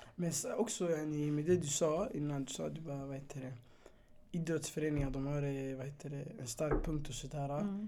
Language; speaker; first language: Swedish; early bilingual, other home language; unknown